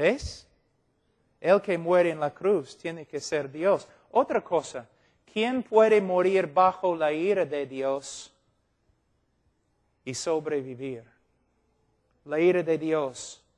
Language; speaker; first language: Spanish; non-native, fluent; English